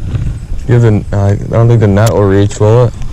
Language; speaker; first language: English; native; English